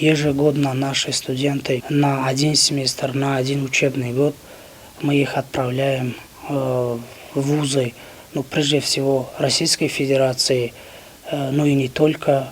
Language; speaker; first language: Russian; non-native, local second language; Tajik